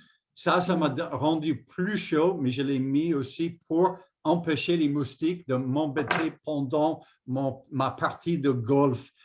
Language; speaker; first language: French; non-native, fluent; English